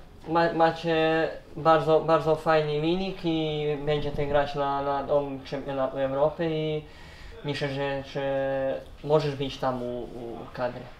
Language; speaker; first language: Polish; non-native, learner; Serbian